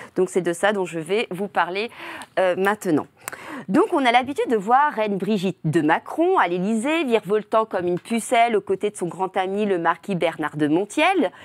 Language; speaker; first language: French; native; French